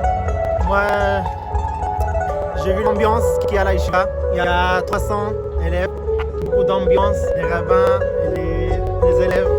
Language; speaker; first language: French; early bilingual, heritage; French